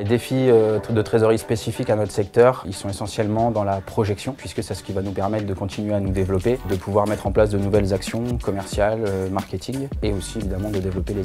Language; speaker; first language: French; native; French